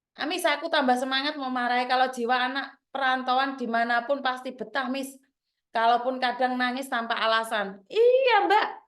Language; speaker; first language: Indonesian; non-native, local second language; Javanese